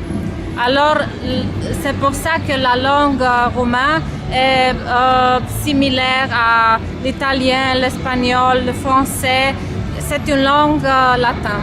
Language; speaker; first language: French; non-native, fluent; Romanian